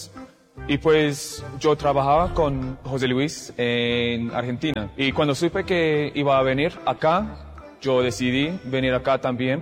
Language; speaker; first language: Spanish; non-native, fluent; English